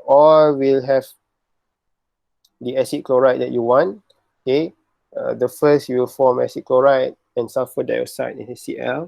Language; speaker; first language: English; non-native, local second language; Malay